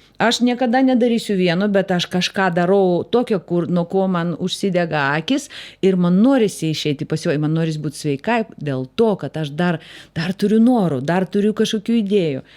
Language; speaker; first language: Lithuanian; non-native, local second language; Russian